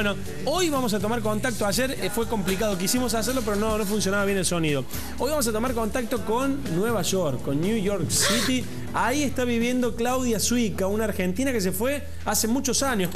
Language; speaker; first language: Spanish; native; Spanish